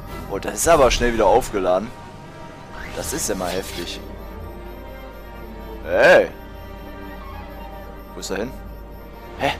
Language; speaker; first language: German; native; German